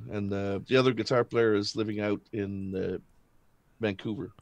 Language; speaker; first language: English; native; English